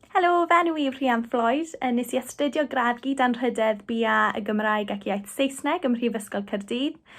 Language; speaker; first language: Welsh; non-native, local second language; English